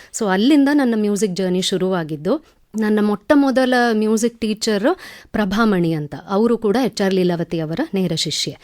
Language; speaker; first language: Kannada; non-native, local second language; Tamil